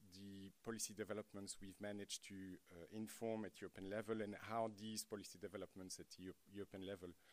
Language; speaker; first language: English; non-native, fluent; French